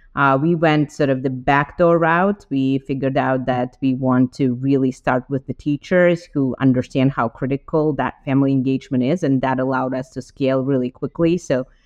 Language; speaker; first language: English; non-native, fluent; Ukrainian